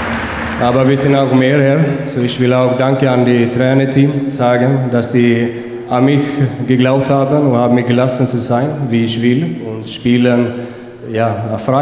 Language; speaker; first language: German; non-native, fluent; Swedish